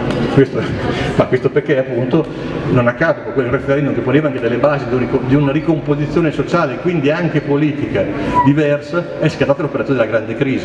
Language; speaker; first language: Italian; native; Italian